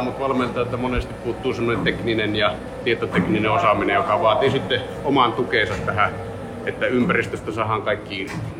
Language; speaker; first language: Finnish; native; Finnish